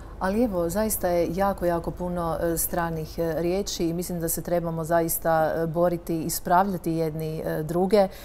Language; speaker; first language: Croatian; native; Croatian